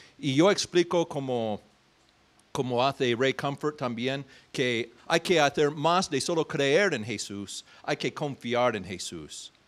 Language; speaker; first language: Spanish; non-native, fluent; English